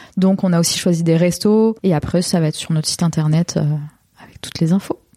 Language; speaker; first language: French; native; French